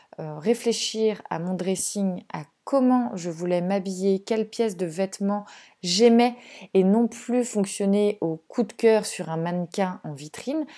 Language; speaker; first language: French; native; French